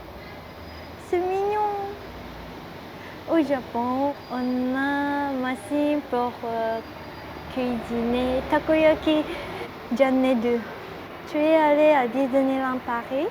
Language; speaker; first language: French; non-native, learner; Japanese